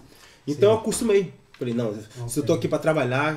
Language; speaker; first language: Portuguese; native; Portuguese